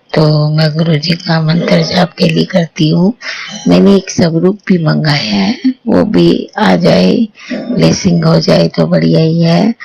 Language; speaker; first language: Hindi; early bilingual, heritage; Hindi